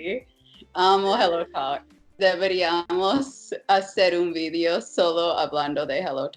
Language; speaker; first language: Spanish; non-native, fluent; English